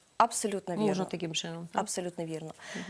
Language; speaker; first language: Ukrainian; native; Ukrainian